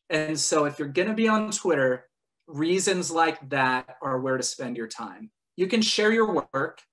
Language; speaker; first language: English; native; English